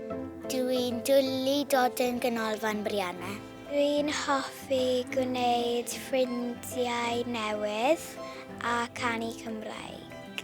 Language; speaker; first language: Welsh; non-native, learner; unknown